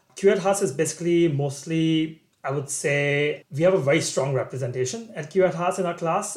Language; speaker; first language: English; non-native, local second language; Bangla